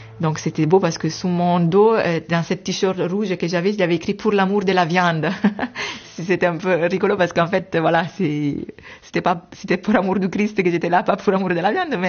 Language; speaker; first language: French; non-native, fluent; Italian